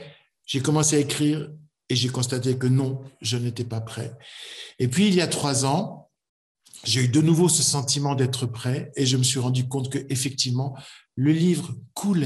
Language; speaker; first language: French; native; French